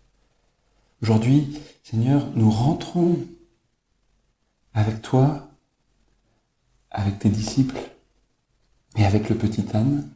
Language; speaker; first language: French; native; French